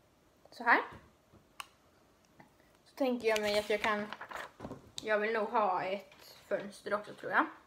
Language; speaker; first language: Swedish; native; Swedish